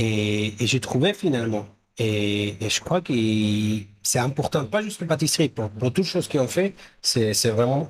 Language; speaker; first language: French; non-native, fluent; Hebrew